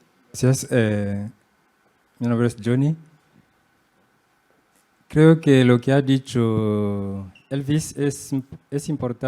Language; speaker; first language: Spanish; non-native, fluent; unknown